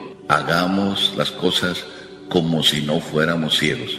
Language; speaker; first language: Spanish; native; Spanish